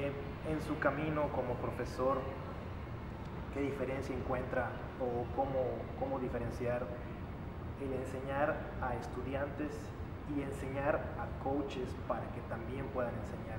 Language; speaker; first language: Spanish; native; Spanish